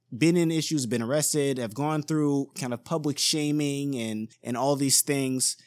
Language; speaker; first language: English; native; English